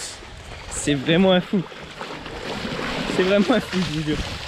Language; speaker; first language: French; native; French